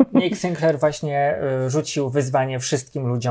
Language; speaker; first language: Polish; native; Polish